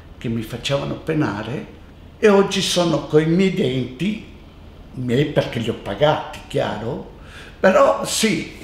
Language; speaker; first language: Italian; native; Italian